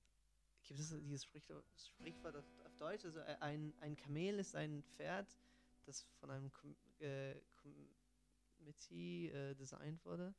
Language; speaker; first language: German; non-native, fluent; Italian